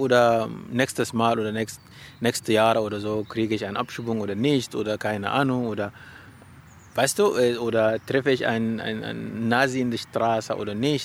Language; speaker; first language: German; non-native, learner; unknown